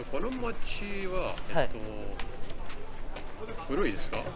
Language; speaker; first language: Japanese; non-native, learner; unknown